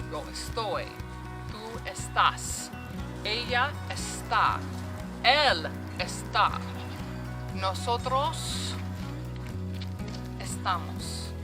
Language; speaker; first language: Spanish; non-native, fluent; English